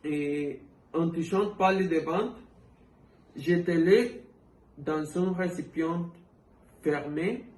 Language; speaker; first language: French; non-native, fluent; Spanish